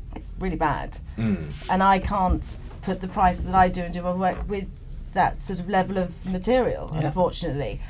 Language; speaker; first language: English; native; English